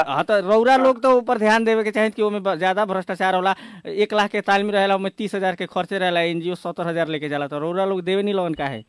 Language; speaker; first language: Bhojpuri; native; Bhojpuri